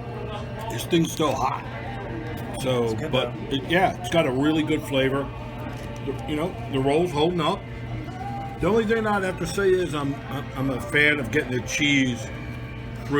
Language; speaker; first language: English; native; English